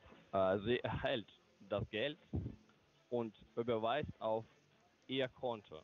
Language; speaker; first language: German; non-native, learner; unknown